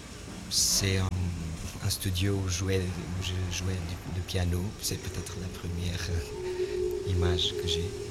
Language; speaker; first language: French; non-native, learner; Portuguese